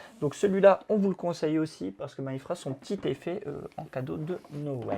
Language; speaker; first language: French; native; French